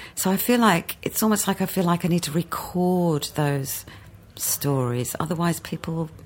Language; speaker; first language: English; native; English